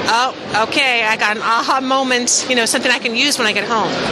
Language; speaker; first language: English; native; English